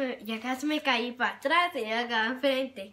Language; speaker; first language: Spanish; early bilingual, heritage; Spanish